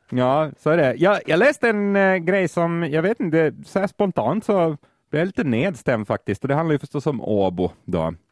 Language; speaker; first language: Swedish; native; Swedish